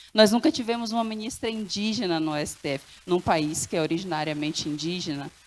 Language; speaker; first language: Portuguese; non-native, local second language; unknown